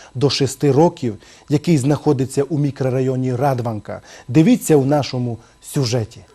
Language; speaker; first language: Ukrainian; non-native, local second language; Romany